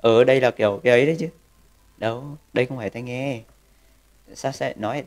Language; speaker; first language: Vietnamese; native; Vietnamese